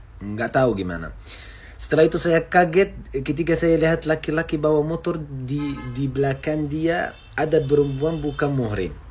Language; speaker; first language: Indonesian; non-native, fluent; Arabic